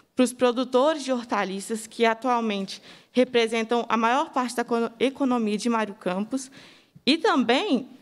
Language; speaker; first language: Portuguese; native; Portuguese